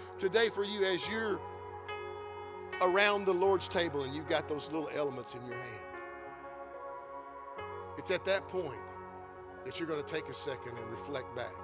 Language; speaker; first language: English; native; English